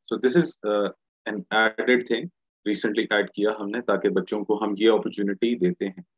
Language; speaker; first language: Urdu; native; Urdu